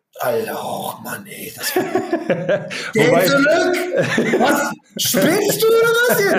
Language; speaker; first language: German; non-native, learner; English